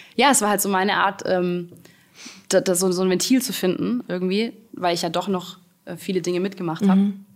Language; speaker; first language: German; native; German